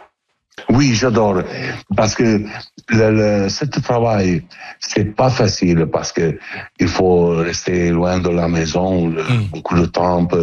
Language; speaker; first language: French; non-native, learner; Italian